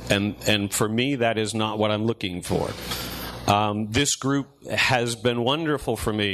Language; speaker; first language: English; native; English